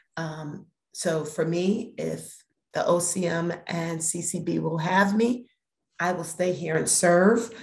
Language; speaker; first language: English; native; English